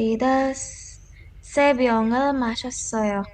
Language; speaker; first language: Korean; non-native, learner; Indonesian